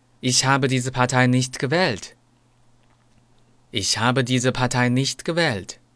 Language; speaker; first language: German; non-native, fluent; Chinese